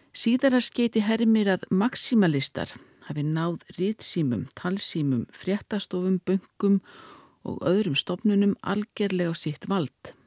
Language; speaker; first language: Icelandic; native; Icelandic